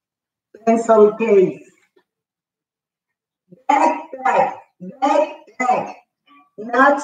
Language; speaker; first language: English; non-native, fluent; Spanish